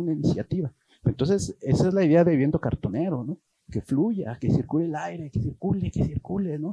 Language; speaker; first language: Spanish; native; Spanish